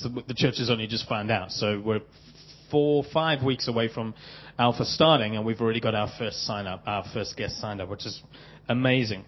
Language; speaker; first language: English; native; English